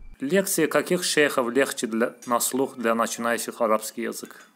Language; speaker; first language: Russian; non-native, learner; Azerbaijani